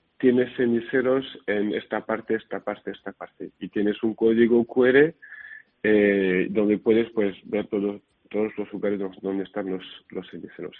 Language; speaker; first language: Spanish; non-native, fluent; French